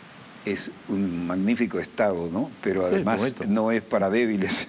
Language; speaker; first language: Spanish; native; Spanish